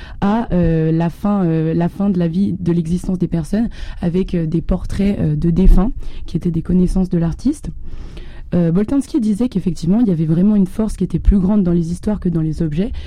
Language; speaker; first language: French; native; French